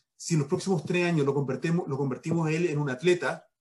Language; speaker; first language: Spanish; early bilingual, heritage; Spanish